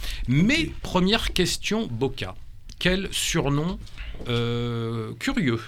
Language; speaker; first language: French; native; French